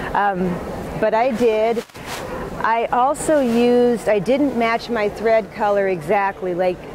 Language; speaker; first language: English; native; English